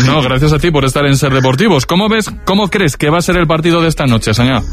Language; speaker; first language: Spanish; native; Spanish